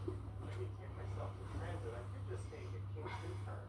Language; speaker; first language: English; native; English